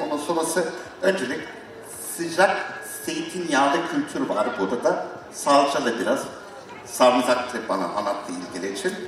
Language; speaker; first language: Turkish; non-native, learner; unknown